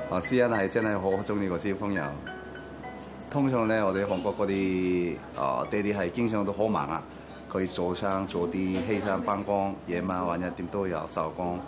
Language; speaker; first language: Cantonese; non-native, learner; Korean